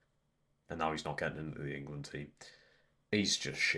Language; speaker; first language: English; native; English